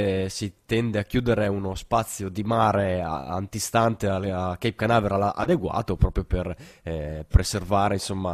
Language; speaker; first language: Italian; native; Italian